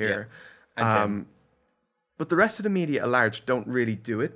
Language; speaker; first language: English; native; English